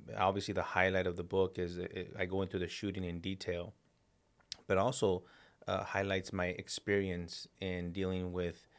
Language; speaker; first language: English; early bilingual, other home language; Spanish